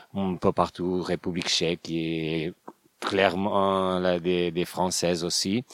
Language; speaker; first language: French; non-native, learner; Portuguese